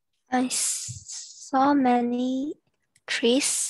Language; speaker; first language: English; non-native, learner; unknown